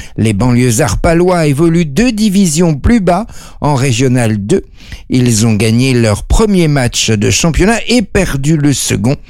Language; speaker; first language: French; native; French